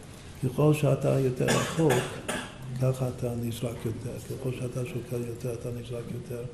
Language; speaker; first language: Hebrew; non-native, fluent; English